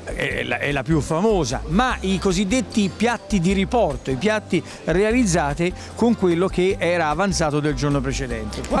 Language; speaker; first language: Italian; native; Italian